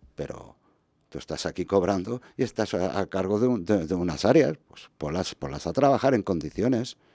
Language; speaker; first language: Spanish; non-native, local second language; Catalan